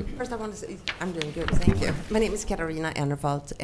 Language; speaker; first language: English; non-native, fluent; Swedish